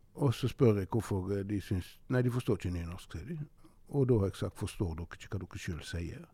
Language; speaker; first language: Norwegian; native; Norwegian